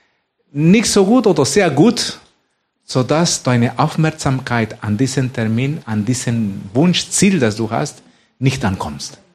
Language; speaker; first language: German; non-native, fluent; Spanish